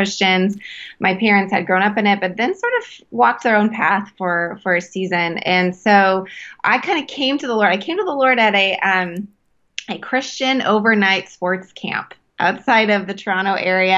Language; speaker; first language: English; native; English